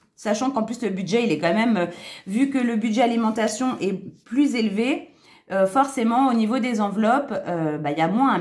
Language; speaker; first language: French; native; French